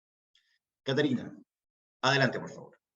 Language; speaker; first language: Spanish; native; Spanish